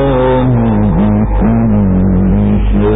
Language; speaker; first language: Arabic; native; Arabic